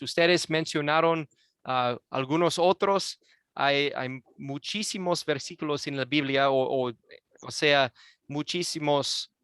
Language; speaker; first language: Spanish; non-native, fluent; English